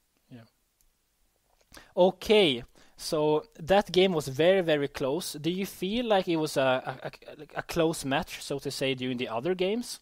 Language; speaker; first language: English; non-native, fluent; Swedish